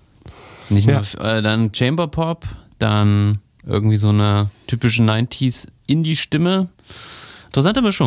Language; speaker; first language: German; native; German